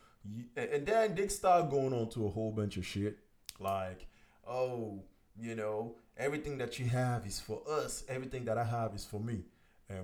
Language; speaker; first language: English; non-native, local second language; French